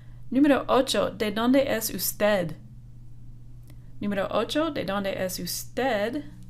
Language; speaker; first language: Spanish; non-native, fluent; English